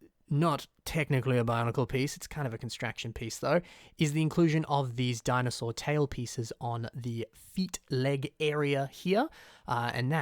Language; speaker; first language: English; native; English